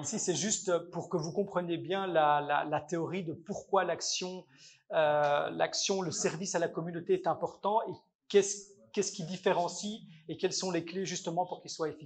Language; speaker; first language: French; native; French